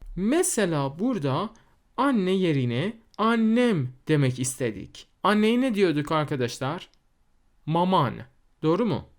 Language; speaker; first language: Turkish; non-native, fluent; Persian